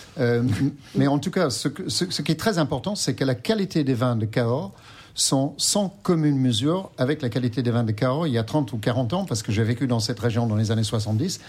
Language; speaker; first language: French; non-native, fluent; English